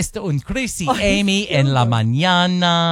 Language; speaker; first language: Spanish; non-native, learner; English